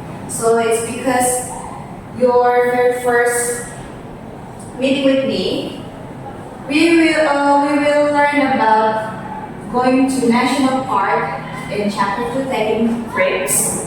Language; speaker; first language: English; non-native, fluent; Indonesian